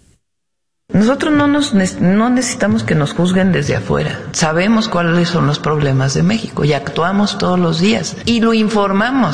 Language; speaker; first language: Spanish; native; Spanish